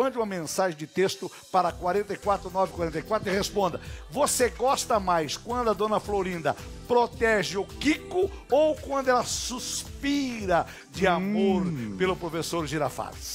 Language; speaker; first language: Portuguese; native; Portuguese